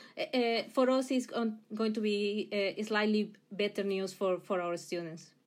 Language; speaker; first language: English; non-native, fluent; Spanish